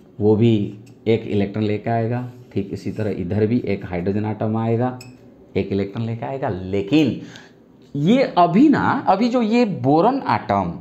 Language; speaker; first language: Hindi; non-native, local second language; Bangla